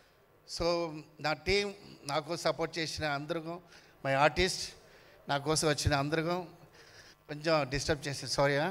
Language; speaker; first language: Telugu; non-native, learner; Kannada